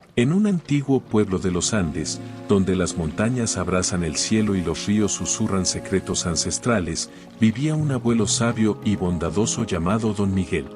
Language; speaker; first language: Spanish; native; Spanish